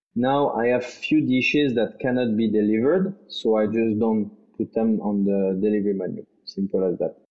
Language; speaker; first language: English; non-native, fluent; French